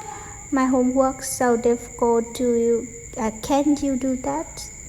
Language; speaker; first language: English; non-native, learner; Vietnamese